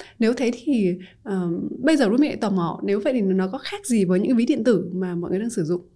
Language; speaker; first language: Vietnamese; native; Vietnamese